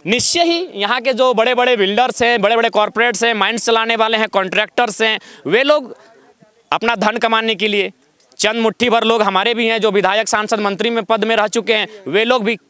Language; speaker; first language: Hindi; non-native, local second language; Magahi